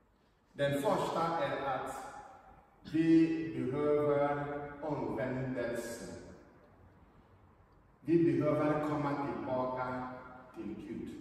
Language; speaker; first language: Swedish; non-native, fluent; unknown